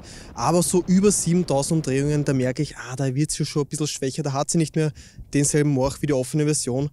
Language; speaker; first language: German; native; German